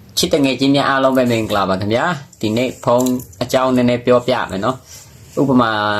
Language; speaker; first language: Burmese; non-native, local second language; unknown